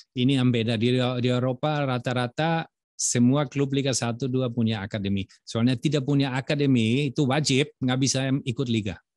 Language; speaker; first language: Indonesian; non-native, fluent; German